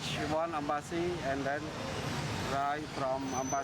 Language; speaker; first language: English; non-native, learner; Khmer